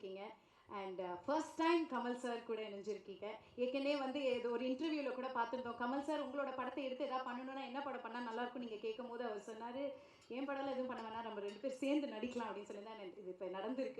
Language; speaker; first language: Tamil; native; Tamil